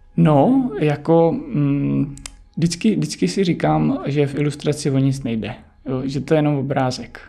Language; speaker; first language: Czech; native; Czech